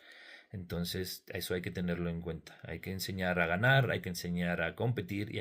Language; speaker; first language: Spanish; native; Spanish